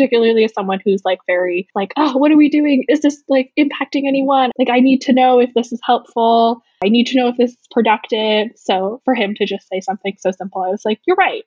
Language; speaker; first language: English; native; English